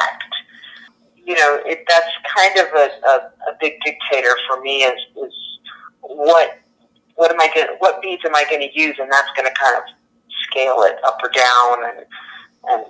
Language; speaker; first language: English; native; English